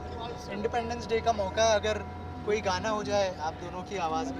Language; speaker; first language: Hindi; native; Hindi